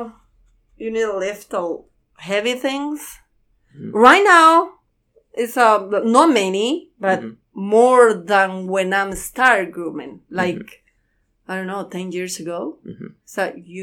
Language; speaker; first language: English; non-native, learner; Spanish